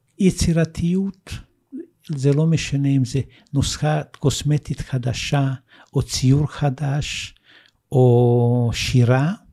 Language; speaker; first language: Hebrew; non-native, fluent; Russian